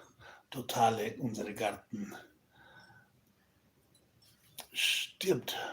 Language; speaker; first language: German; non-native, learner; Spanish